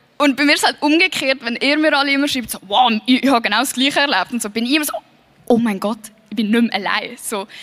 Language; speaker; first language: German; early bilingual, other home language; Swiss German